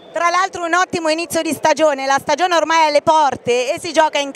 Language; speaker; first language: Italian; native; Italian